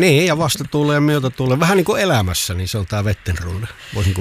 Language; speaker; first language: Finnish; native; Finnish